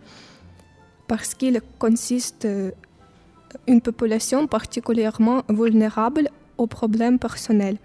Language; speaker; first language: French; non-native, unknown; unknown